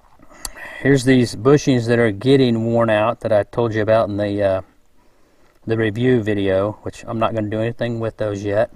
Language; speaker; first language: English; native; English